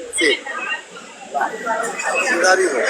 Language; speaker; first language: Italian; non-native, learner; Albanian